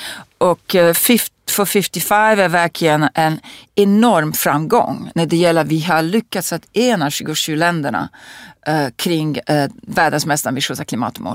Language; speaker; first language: Swedish; non-native, fluent; Italian